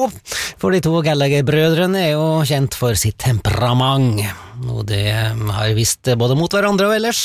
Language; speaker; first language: Norwegian; native; Norwegian